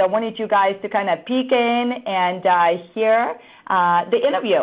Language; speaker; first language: English; non-native, fluent; Russian